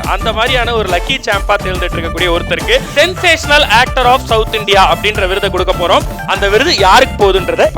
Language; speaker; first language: Tamil; native; Tamil